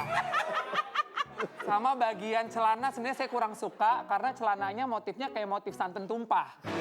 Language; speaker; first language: Indonesian; native; Indonesian